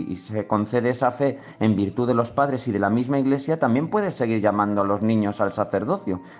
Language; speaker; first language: Spanish; native; Spanish